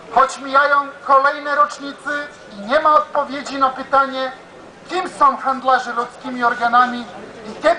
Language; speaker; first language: Polish; non-native, fluent; Serbian